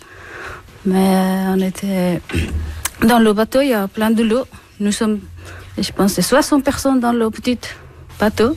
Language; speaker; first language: French; non-native, learner; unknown